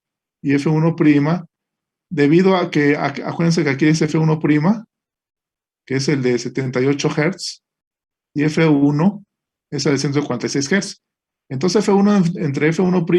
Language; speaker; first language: Spanish; native; Spanish